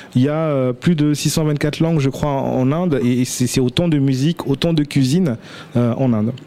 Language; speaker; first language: French; early bilingual, other home language; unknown